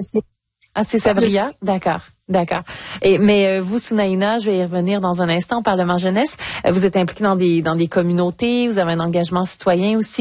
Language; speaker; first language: French; native; French